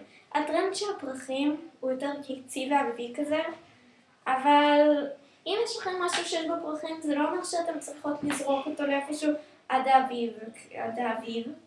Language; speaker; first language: Hebrew; native; Hebrew